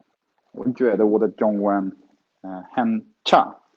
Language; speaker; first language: Chinese; non-native, learner; Swedish